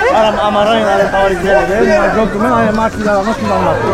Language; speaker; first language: Armenian; non-native, learner; French